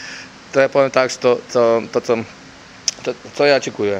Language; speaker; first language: Polish; non-native, learner; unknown